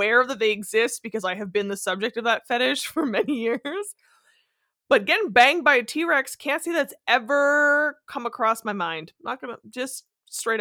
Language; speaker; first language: English; native; English